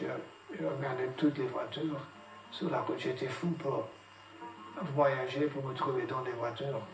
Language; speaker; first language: French; non-native, fluent; English